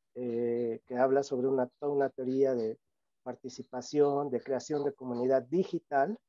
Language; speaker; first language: Spanish; native; Spanish